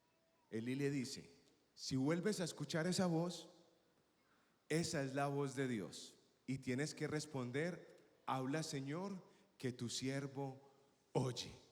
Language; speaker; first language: Spanish; native; Spanish